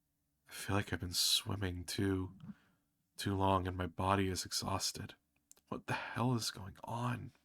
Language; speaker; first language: English; native; English